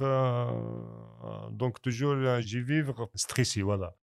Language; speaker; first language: French; non-native, learner; Kabyle